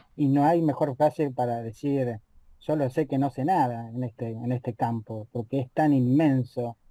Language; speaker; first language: Spanish; native; Spanish